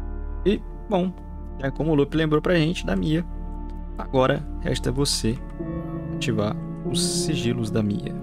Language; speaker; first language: Portuguese; native; Portuguese